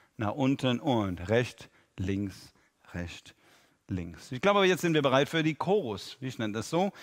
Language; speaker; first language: German; non-native, fluent; English